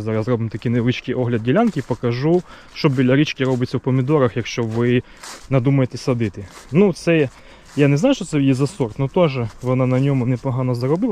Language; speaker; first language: Ukrainian; native; Ukrainian